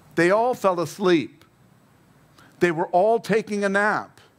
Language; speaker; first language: English; native; English